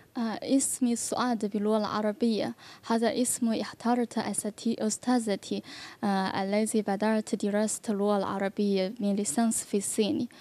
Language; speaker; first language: Arabic; non-native, learner; Chinese